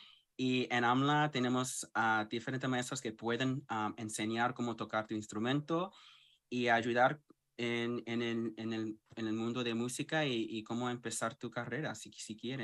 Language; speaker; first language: Spanish; early bilingual, heritage; English